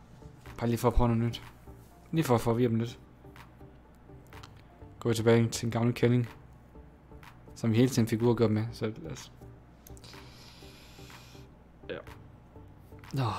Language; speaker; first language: Danish; native; Danish